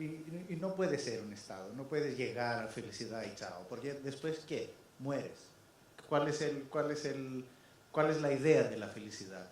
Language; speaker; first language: Spanish; non-native, fluent; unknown